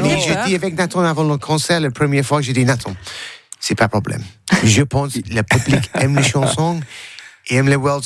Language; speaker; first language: French; non-native, learner; English